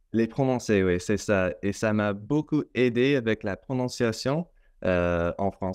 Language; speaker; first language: French; non-native, fluent; English